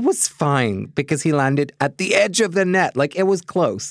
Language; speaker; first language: English; native; English